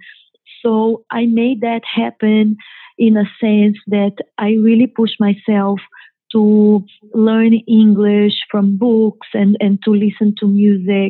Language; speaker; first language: English; non-native, fluent; Portuguese